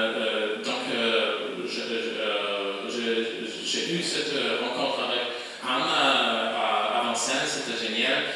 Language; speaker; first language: French; non-native, fluent; Polish